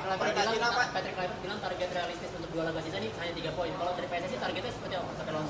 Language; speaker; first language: Indonesian; native; Indonesian